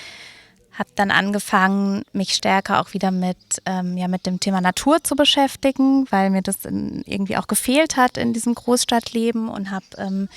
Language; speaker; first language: German; native; German